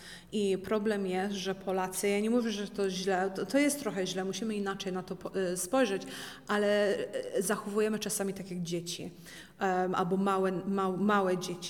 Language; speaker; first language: Polish; early bilingual, heritage; Polish